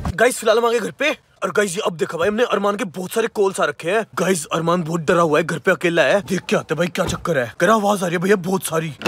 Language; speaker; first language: Hindi; native; Hindi